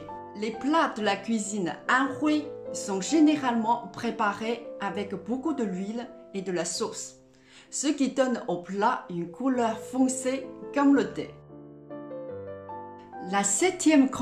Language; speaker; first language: French; non-native, fluent; Chinese